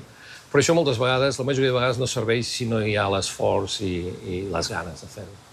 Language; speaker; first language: Catalan; native; Catalan